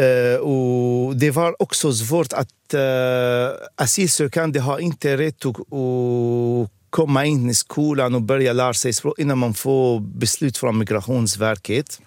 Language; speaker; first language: Swedish; non-native, learner; Arabic